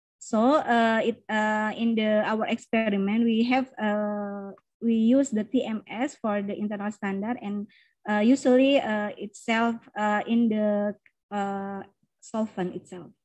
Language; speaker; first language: English; non-native, learner; Indonesian